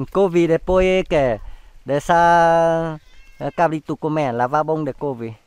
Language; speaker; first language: Portuguese; non-native, learner; Vietnamese